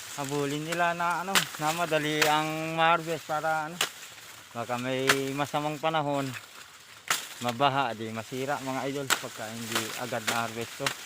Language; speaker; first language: Filipino; non-native, local second language; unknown